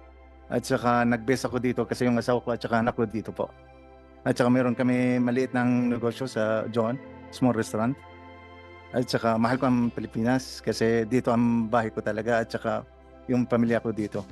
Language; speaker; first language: Filipino; non-native, learner; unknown